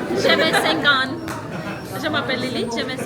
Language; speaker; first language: French; non-native, learner; Armenian